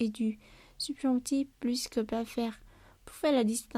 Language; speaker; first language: French; non-native, learner; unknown